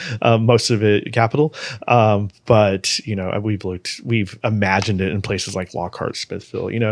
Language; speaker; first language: English; native; English